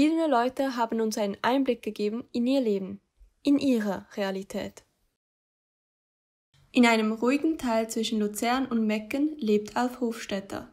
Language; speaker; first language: German; native; German